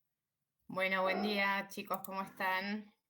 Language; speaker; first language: Spanish; native; Spanish